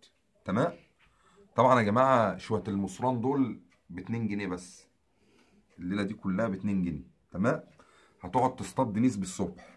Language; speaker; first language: Arabic; native; Arabic